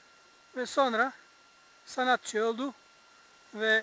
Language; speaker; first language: Turkish; non-native, fluent; English